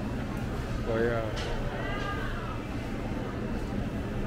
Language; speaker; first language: Spanish; non-native, learner; English